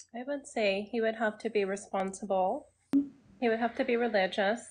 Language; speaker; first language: English; native; English